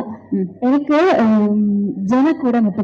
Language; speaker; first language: Tamil; non-native, learner; Malayalam